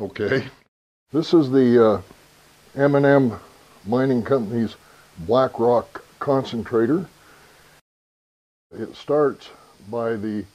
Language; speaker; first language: English; native; English